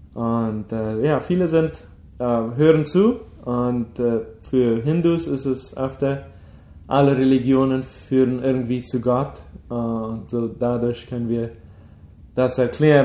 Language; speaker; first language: German; early bilingual, heritage; German